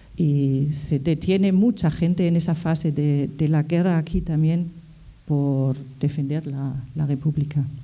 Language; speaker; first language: Spanish; non-native, fluent; German